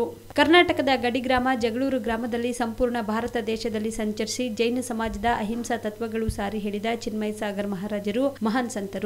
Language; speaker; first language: Kannada; native; Kannada